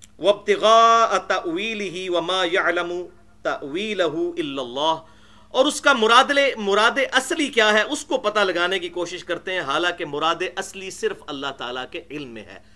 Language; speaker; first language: Urdu; non-native, local second language; Punjabi